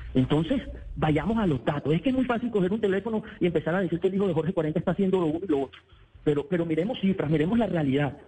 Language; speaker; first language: Spanish; native; Spanish